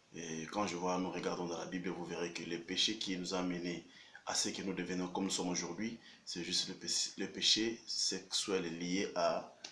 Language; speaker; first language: French; non-native, local second language; Lingala